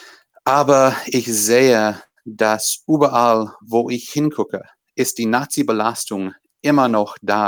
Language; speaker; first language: German; non-native, fluent; English